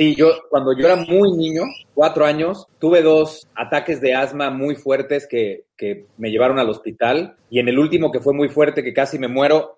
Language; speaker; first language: Spanish; native; Spanish